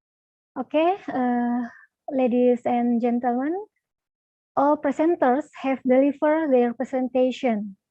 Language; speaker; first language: English; non-native, learner; Indonesian